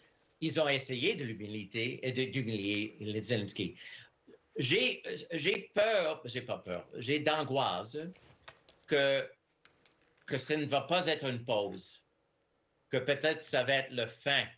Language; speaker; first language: French; non-native, fluent; English